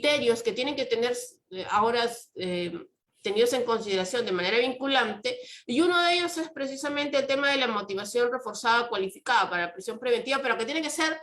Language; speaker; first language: Spanish; native; Spanish